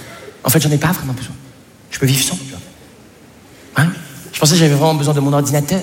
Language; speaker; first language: French; native; French